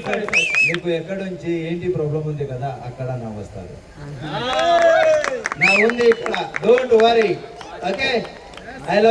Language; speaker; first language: Telugu; non-native, local second language; Hindi